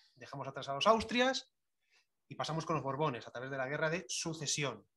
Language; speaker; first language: Spanish; native; Spanish